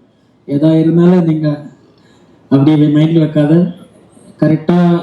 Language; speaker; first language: Tamil; non-native, learner; Malayalam